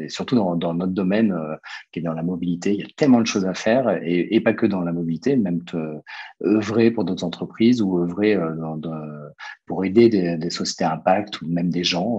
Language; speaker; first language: French; native; French